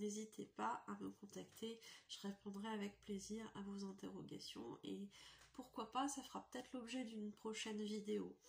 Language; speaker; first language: French; native; French